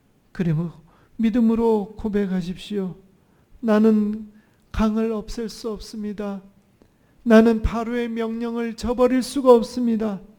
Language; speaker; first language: Korean; native; Korean